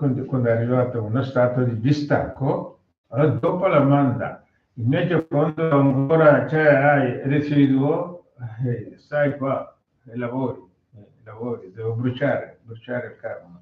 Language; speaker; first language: Italian; non-native, learner; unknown